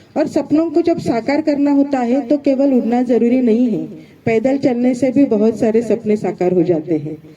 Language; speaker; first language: Hindi; non-native, local second language; Marathi